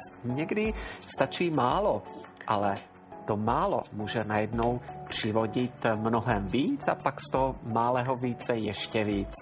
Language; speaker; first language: Czech; native; Czech